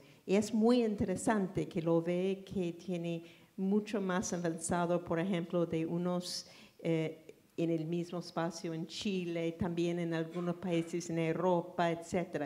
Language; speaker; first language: Spanish; non-native, fluent; English